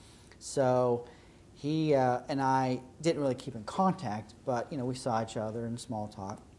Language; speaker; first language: English; native; English